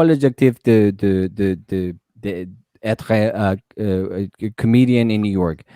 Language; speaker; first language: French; non-native, learner; Spanish